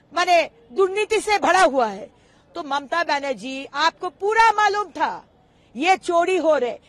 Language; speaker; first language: Hindi; non-native, local second language; Bangla